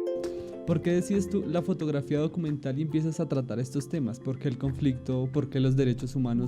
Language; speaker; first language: Spanish; native; Spanish